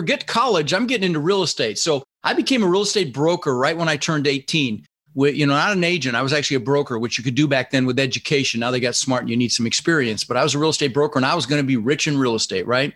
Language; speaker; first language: English; early bilingual, other home language; Dutch